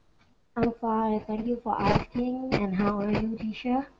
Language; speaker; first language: English; non-native, learner; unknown